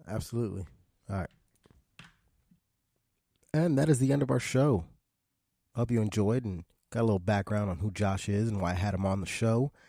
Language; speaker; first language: English; native; English